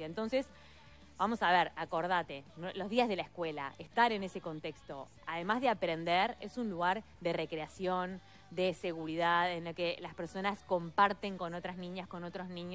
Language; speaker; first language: Spanish; native; Spanish